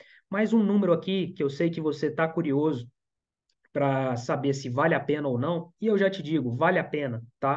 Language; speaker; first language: Portuguese; native; Portuguese